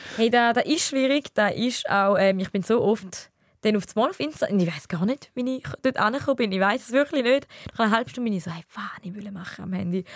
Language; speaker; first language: German; early bilingual, other home language; Tamil